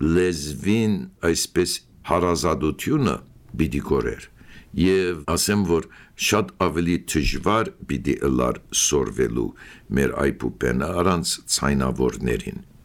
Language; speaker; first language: Armenian; early bilingual, heritage; Armenian